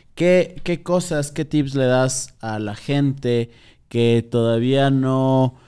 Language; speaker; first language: Spanish; native; Spanish